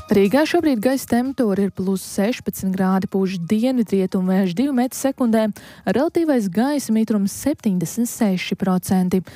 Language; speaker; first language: Latvian; native; Latvian